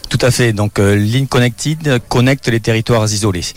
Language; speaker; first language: French; native; French